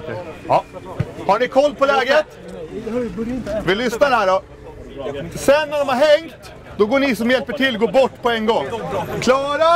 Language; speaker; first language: Swedish; native; Swedish